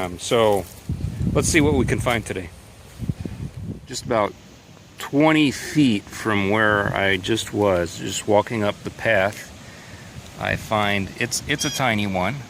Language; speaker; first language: English; native; English